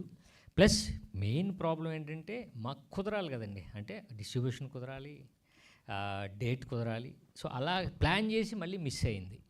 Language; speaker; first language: Telugu; native; Telugu